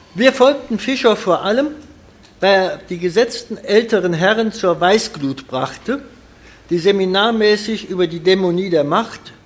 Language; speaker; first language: German; native; German